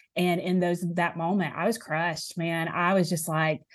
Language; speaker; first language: English; native; English